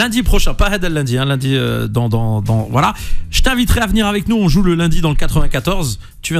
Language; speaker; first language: French; native; French